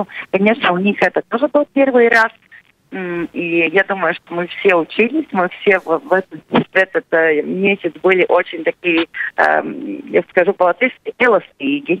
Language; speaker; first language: Russian; non-native, local second language; Latvian